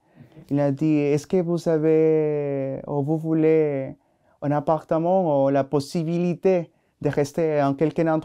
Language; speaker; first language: French; non-native, learner; Spanish